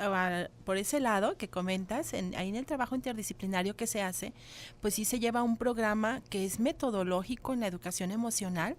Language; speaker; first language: Spanish; native; Spanish